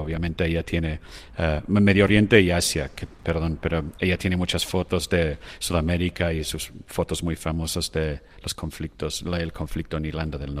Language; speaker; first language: Spanish; non-native, fluent; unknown